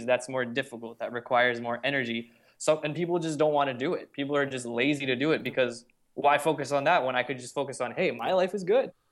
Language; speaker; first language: English; early bilingual, other home language; Hindi